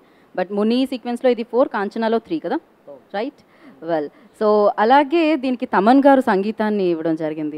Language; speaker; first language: Telugu; native; Telugu